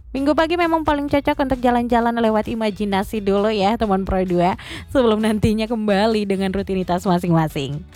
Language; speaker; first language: Indonesian; native; Indonesian